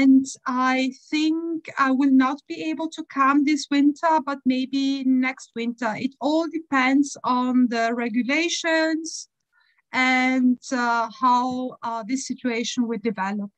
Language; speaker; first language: English; non-native, fluent; German